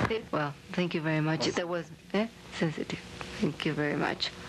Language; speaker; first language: English; non-native, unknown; Spanish